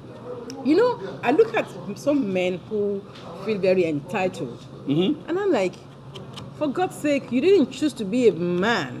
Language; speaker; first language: English; non-native, local second language; Yoruba